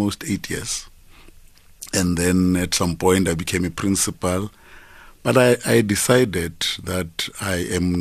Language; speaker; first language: English; non-native, local second language; Northern Sotho